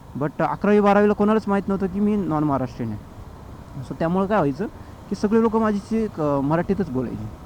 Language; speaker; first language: Marathi; non-native, local second language; Lambadi